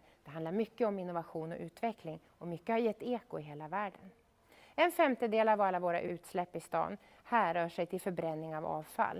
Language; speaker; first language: Swedish; native; Swedish